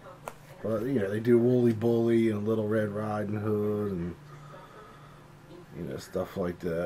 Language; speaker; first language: English; native; English